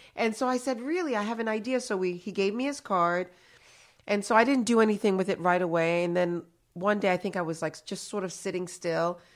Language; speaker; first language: English; early bilingual, other home language; Haitian Creole